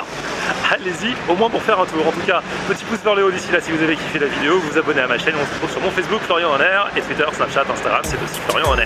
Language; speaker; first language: French; native; French